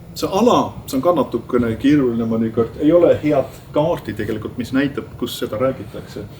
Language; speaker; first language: Estonian; non-native, fluent; Dutch